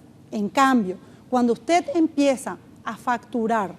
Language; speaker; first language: Spanish; native; Spanish